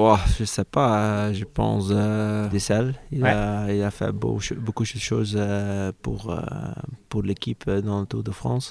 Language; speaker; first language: French; non-native, local second language; Dutch